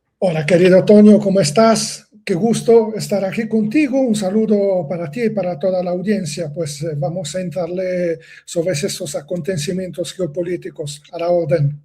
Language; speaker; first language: Spanish; non-native, fluent; Italian